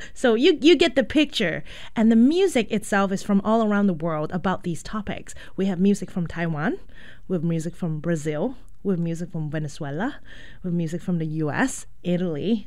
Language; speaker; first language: English; non-native, local second language; Cantonese